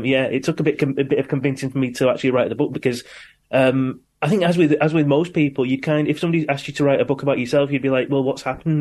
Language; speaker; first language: English; native; English